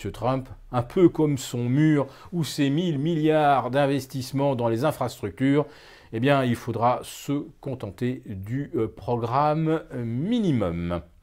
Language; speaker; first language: French; native; French